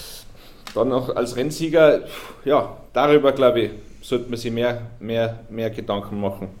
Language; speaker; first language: German; native; German